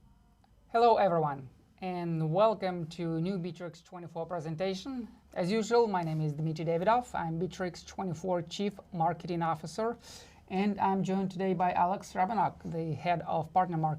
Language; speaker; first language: English; non-native, fluent; Russian